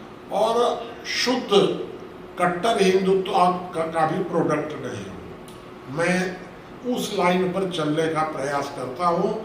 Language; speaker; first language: Hindi; native; Hindi